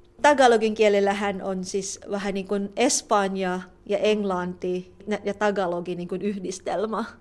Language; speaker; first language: Finnish; non-native, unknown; Filipino